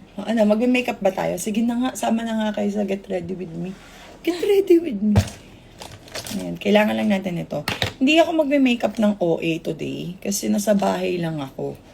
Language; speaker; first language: Filipino; native; Filipino